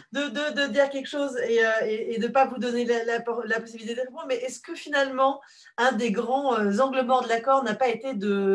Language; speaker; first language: French; native; French